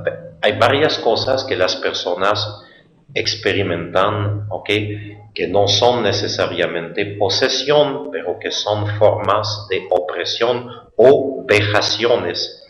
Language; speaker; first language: Spanish; non-native, fluent; French